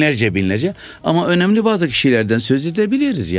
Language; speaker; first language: Turkish; non-native, local second language; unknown